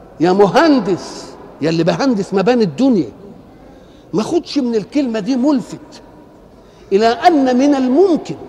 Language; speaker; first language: Arabic; native; Arabic